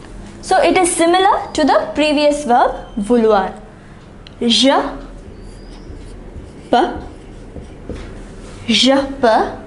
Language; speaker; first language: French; non-native, fluent; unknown